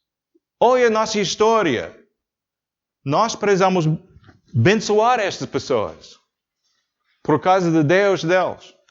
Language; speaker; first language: Portuguese; non-native, learner; English